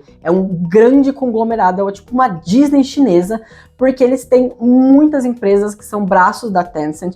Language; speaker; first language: Portuguese; native; Portuguese